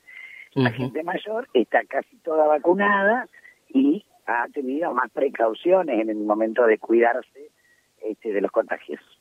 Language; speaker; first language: Spanish; native; Spanish